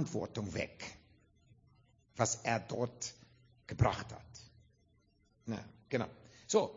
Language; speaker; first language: German; non-native, fluent; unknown